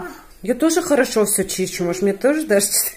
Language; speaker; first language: Russian; native; Russian